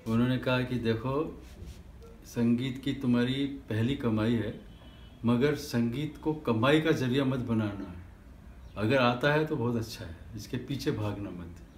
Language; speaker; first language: Hindi; native; Hindi